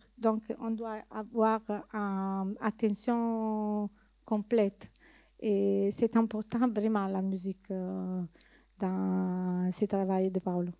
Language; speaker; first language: French; non-native, learner; Italian